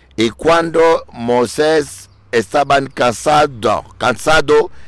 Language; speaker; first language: Spanish; non-native, learner; French